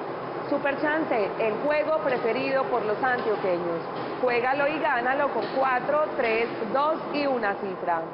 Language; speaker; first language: Spanish; native; Spanish